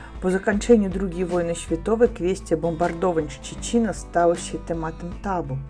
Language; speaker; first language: Polish; non-native, learner; Russian